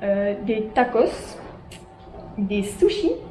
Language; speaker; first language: French; native; French